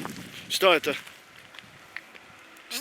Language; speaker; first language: Russian; non-native, learner; English